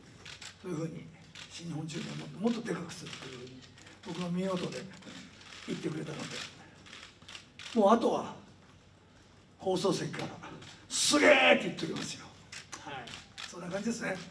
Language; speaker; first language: Japanese; native; Japanese